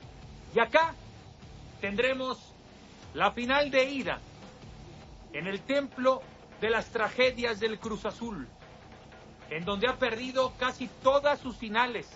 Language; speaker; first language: Spanish; native; Spanish